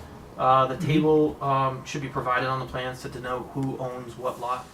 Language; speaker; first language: English; native; English